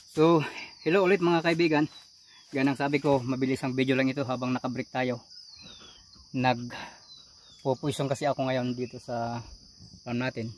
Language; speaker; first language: Filipino; non-native, local second language; Iloko